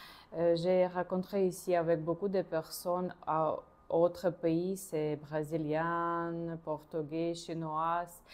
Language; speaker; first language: French; non-native, learner; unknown